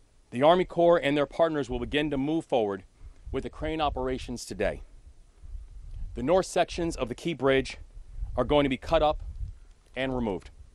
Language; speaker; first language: English; native; English